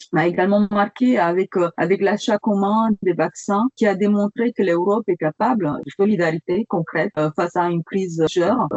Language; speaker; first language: French; non-native, fluent; Romanian